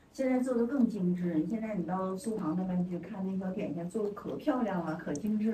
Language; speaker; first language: Chinese; native; Chinese